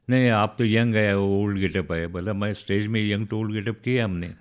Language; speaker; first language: Hindi; non-native, local second language; Marathi